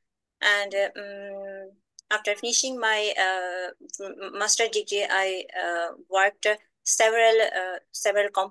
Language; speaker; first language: English; non-native, learner; Bangla